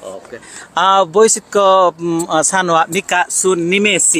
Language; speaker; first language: Finnish; non-native, fluent; Bangla